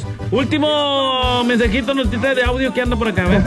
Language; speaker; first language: Spanish; native; Spanish